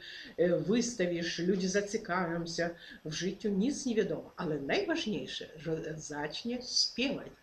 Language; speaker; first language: Polish; non-native, fluent; Ukrainian